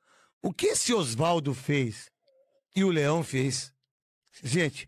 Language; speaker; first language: Portuguese; native; Portuguese